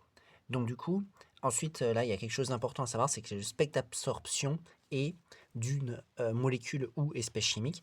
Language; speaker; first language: French; native; French